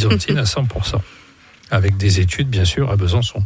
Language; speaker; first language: French; native; French